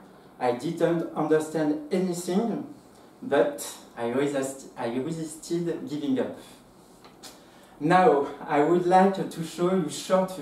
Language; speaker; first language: English; non-native, fluent; French